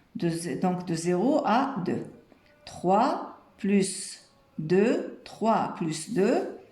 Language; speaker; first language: French; non-native, local second language; Arabic